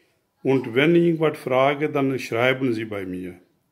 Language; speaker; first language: German; non-native, learner; Urdu